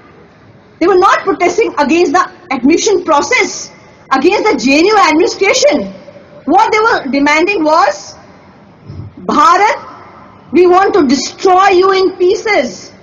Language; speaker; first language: English; non-native, local second language; Hindi